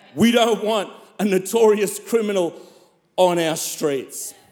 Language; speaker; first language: English; native; English